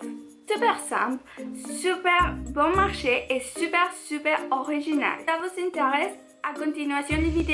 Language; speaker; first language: French; non-native, learner; Spanish